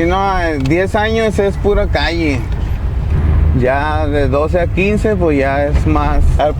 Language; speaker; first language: Spanish; native; Spanish